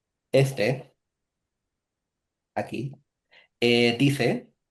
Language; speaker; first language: Spanish; non-native, fluent; English